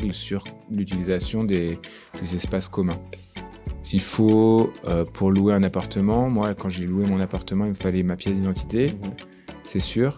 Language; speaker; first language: French; native; French